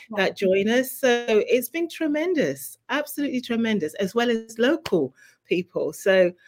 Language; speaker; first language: English; native; English